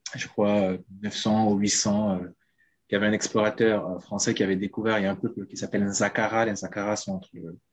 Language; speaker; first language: French; non-native, local second language; Sango